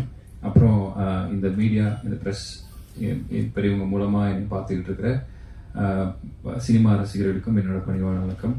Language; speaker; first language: Tamil; native; Tamil